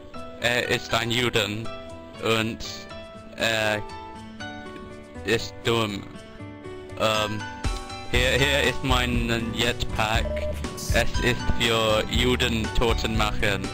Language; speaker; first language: German; non-native, learner; English